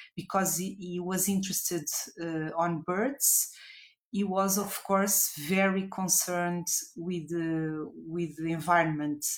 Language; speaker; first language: English; non-native, fluent; Portuguese